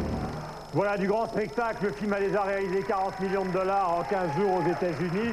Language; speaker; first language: French; native; French